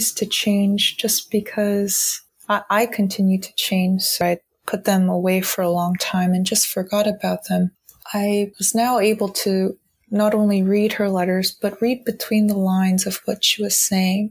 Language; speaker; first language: English; native; English